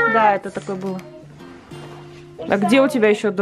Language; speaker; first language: Russian; native; Russian